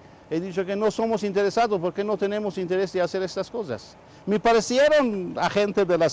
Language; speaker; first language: Spanish; non-native, fluent; Persian